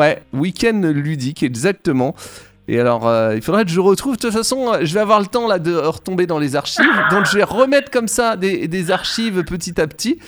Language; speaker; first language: French; native; French